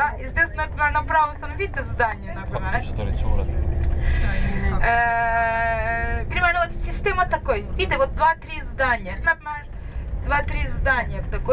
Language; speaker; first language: Russian; non-native, fluent; Turkish